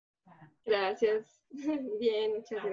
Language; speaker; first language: Spanish; early bilingual, other home language; Portuguese